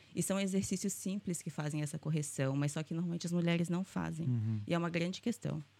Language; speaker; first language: Portuguese; native; Portuguese